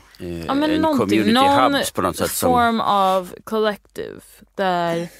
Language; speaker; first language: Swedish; early bilingual, heritage; Swedish